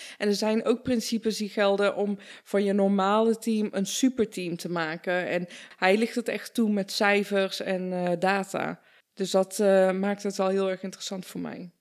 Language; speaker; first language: Dutch; early bilingual, other home language; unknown